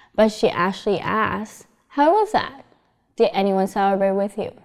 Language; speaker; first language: English; non-native, fluent; Chinese